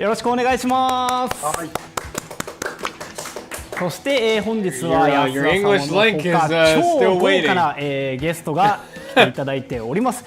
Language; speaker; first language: Japanese; native; Japanese